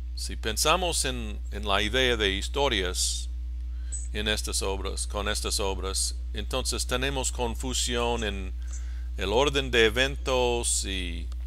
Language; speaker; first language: Spanish; non-native, fluent; English